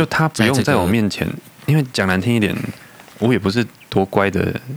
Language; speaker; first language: Chinese; native; Chinese